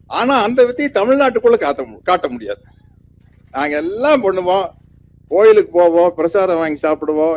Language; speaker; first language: Tamil; native; Tamil